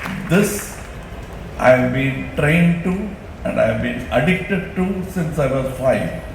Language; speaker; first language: English; non-native, local second language; Tamil